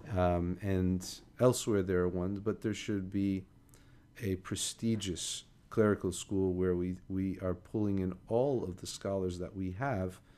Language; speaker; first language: English; native; English